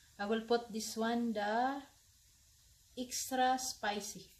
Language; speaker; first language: English; non-native, local second language; Cebuano